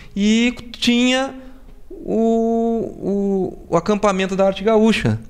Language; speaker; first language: Portuguese; native; Portuguese